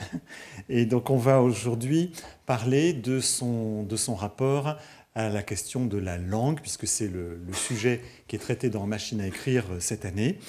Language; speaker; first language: French; native; French